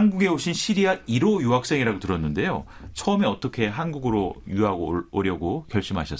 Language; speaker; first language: Korean; native; Korean